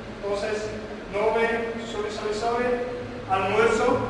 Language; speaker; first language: Spanish; non-native, learner; Portuguese